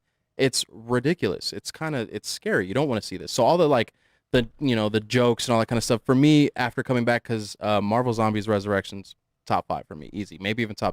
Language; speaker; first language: English; native; English